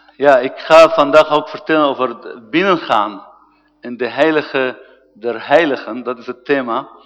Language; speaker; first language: Dutch; non-native, fluent; Arabic